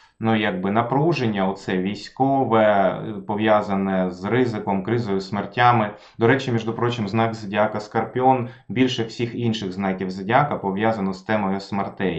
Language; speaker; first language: Ukrainian; non-native, local second language; Russian